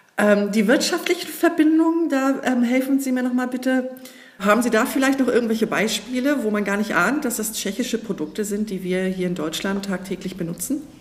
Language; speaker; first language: German; native; German